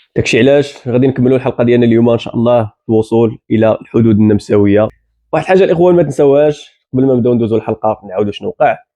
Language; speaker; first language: Arabic; native; Arabic